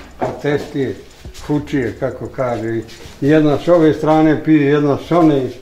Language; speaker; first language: Bosnian; native; Bosnian